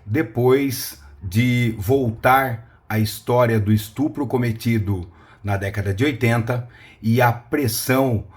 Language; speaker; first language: Portuguese; native; Portuguese